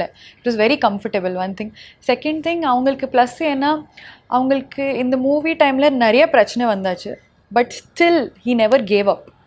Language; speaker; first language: Tamil; non-native, learner; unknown